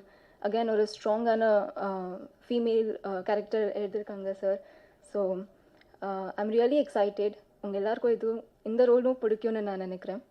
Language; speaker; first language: Tamil; non-native, fluent; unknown